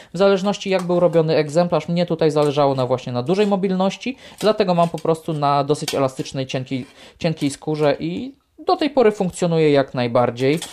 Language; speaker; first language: Polish; native; Polish